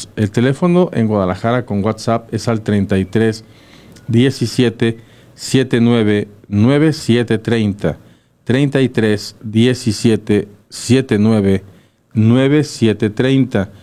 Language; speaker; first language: Spanish; native; Spanish